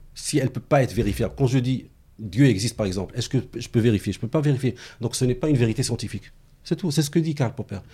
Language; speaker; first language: French; non-native, local second language; Arabic